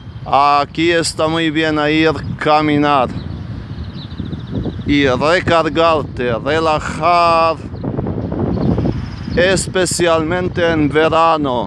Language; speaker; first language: Spanish; non-native, fluent; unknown